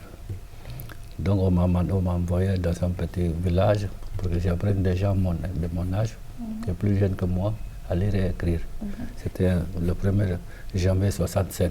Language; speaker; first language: French; non-native, fluent; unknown